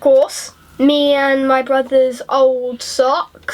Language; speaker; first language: English; native; English